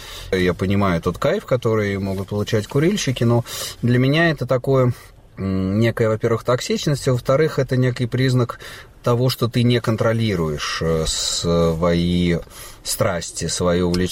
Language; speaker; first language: Russian; native; Russian